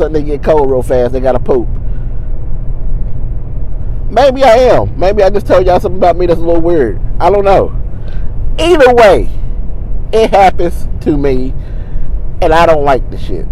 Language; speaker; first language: English; native; English